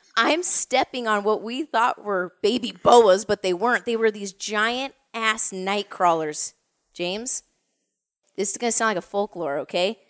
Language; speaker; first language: English; native; English